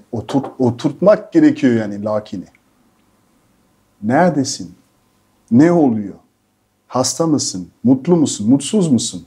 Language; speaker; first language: Turkish; non-native, fluent; French